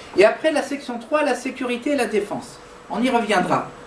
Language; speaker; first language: French; non-native, local second language; Arabic